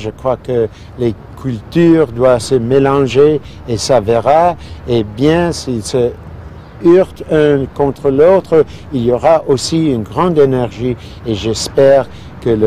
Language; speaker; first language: French; non-native, fluent; English